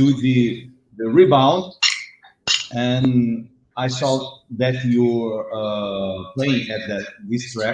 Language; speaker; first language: English; non-native, learner; Portuguese